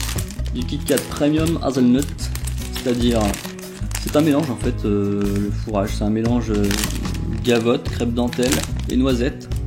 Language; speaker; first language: French; native; French